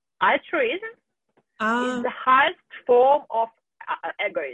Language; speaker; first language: English; non-native, fluent; Russian